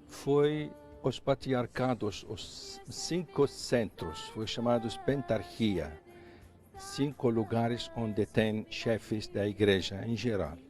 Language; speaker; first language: Portuguese; non-native, fluent; Arabic